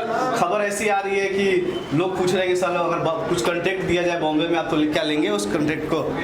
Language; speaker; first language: Hindi; native; Hindi